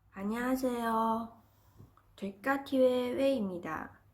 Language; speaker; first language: Korean; non-native, learner; Chinese